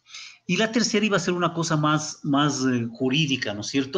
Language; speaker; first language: Spanish; native; Spanish